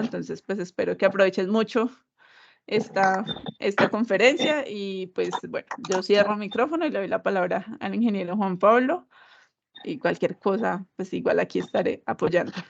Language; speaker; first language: Spanish; native; Spanish